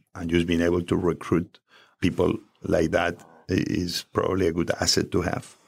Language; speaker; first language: English; non-native, fluent; Spanish